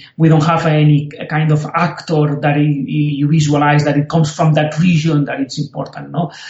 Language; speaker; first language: English; non-native, fluent; Spanish